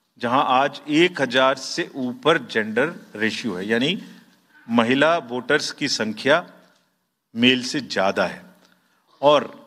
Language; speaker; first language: Hindi; native; Hindi